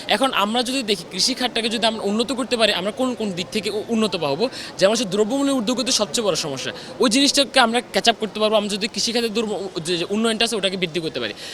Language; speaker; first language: Bangla; native; Bangla